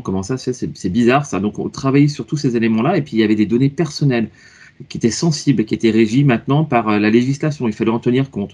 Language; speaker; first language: French; native; French